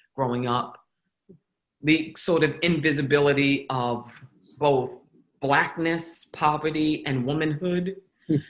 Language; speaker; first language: English; native; English